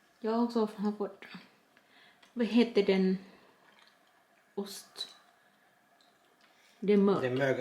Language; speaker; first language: Swedish; non-native, learner; Thai